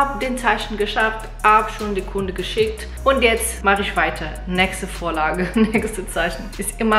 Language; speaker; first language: German; non-native, fluent; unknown